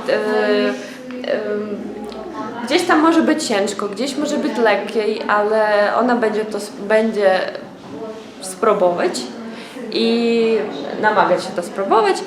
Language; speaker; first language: Polish; non-native, learner; Ukrainian